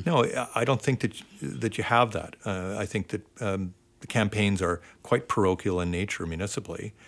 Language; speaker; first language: English; native; English